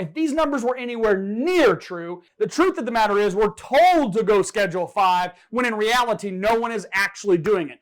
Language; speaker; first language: English; native; English